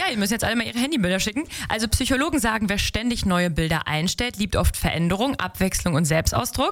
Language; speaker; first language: German; native; German